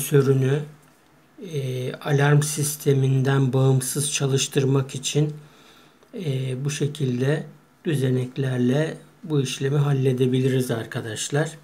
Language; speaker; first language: Turkish; native; Turkish